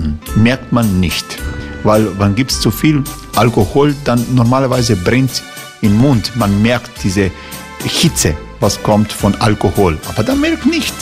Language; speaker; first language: German; non-native, learner; Croatian